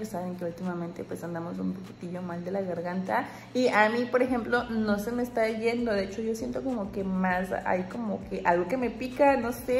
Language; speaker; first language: Spanish; native; Spanish